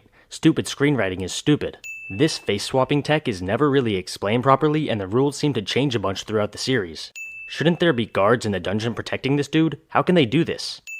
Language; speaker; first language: English; native; English